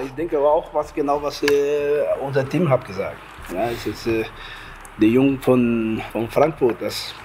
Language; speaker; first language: German; non-native, learner; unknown